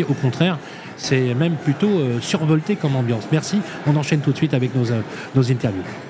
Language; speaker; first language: French; native; French